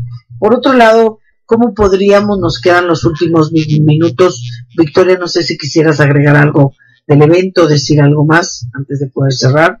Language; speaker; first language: Spanish; native; Spanish